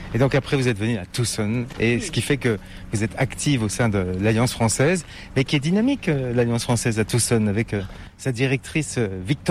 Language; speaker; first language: French; native; French